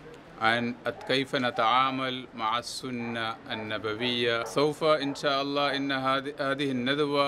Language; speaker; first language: Arabic; non-native, fluent; Malayalam